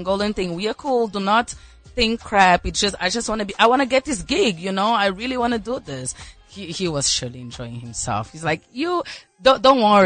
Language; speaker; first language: English; non-native, fluent; Portuguese